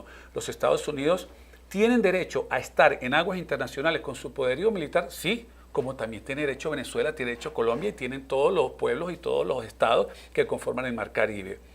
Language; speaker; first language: Spanish; native; Spanish